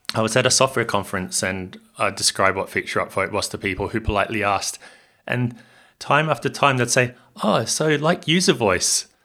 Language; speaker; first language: English; native; English